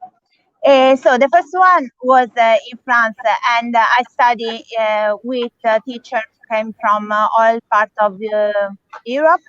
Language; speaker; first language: English; non-native, learner; Italian